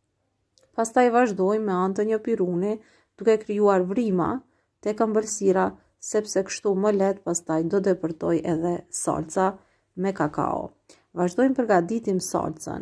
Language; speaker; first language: Albanian; native; Albanian